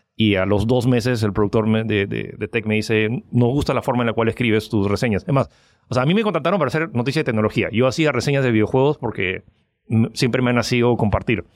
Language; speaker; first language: Spanish; early bilingual, other home language; French